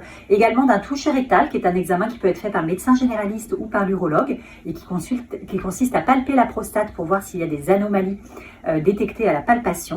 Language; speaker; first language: French; native; French